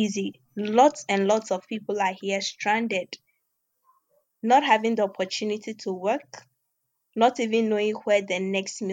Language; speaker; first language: English; non-native, local second language; Ewe